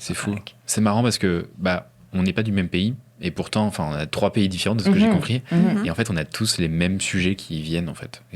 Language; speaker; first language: French; native; French